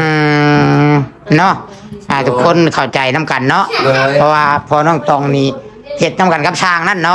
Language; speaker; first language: Thai; non-native, local second language; Lao